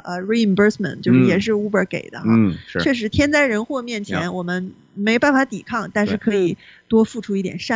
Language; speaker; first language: Chinese; native; Chinese